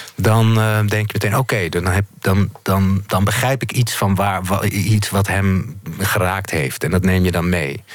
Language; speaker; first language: Dutch; native; Dutch